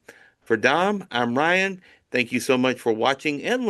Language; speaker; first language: English; native; English